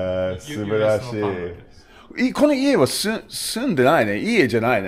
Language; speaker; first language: Japanese; non-native, learner; English